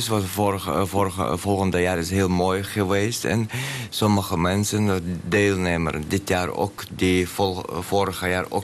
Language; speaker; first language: Dutch; non-native, learner; Russian